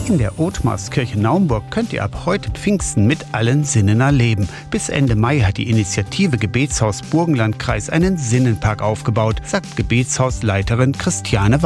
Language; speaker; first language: German; native; German